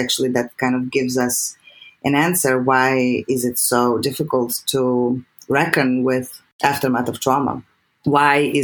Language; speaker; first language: English; non-native, fluent; Serbian